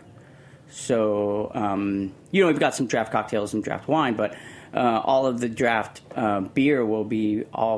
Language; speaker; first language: English; native; English